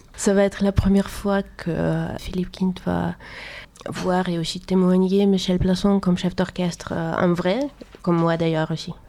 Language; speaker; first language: French; non-native, fluent; Russian